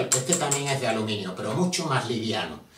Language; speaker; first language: Spanish; native; Spanish